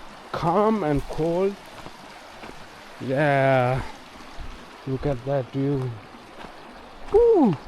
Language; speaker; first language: English; non-native, learner; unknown